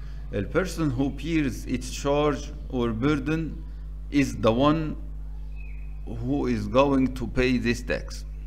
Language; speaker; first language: English; non-native, fluent; Arabic